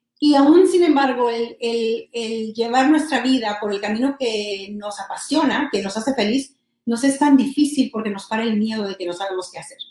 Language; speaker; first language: Spanish; early bilingual, heritage; Spanish